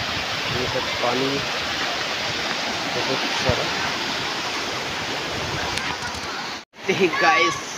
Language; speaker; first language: Hindi; non-native, local second language; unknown